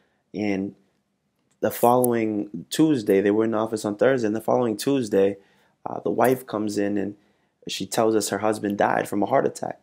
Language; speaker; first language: English; native; English